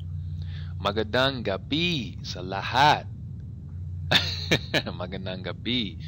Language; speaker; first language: Filipino; non-native, learner; English